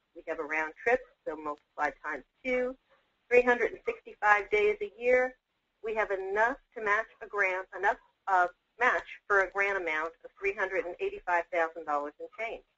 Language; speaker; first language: English; native; English